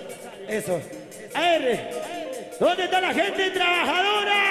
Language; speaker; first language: Spanish; native; Spanish